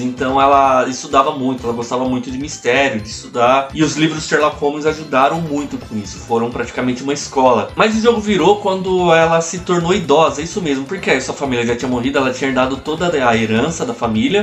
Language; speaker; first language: Portuguese; native; Portuguese